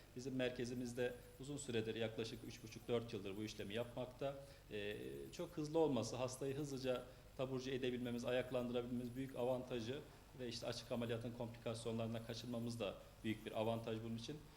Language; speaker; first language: Turkish; native; Turkish